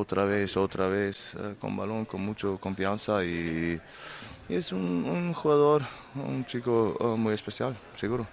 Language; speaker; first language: Spanish; non-native, learner; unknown